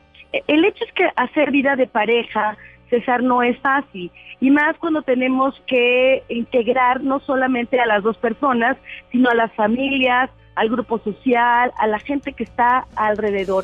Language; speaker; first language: Spanish; native; Spanish